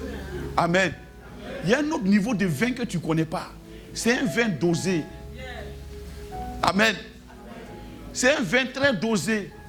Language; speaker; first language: French; native; French